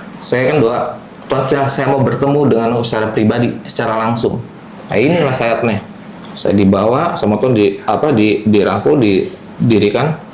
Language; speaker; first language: Indonesian; native; Indonesian